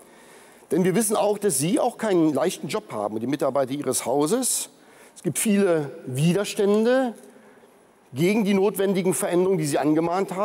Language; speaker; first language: German; native; German